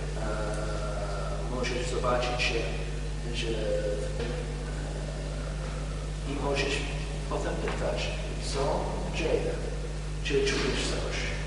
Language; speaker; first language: Polish; non-native, learner; English